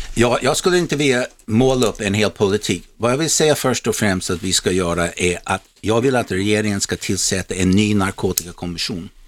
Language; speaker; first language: Swedish; non-native, fluent; English